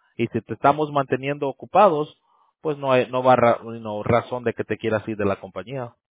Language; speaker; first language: Spanish; early bilingual, heritage; Spanish